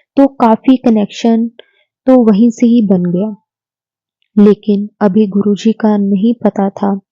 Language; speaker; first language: Hindi; native; Hindi